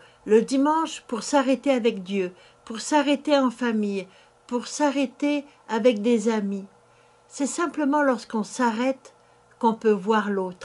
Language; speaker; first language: French; native; French